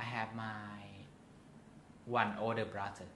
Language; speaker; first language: English; non-native, learner; Thai